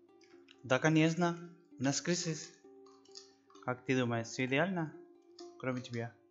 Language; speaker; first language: Russian; non-native, learner; Spanish